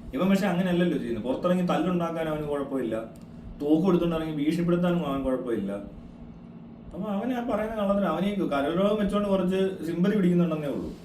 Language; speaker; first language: Malayalam; native; Malayalam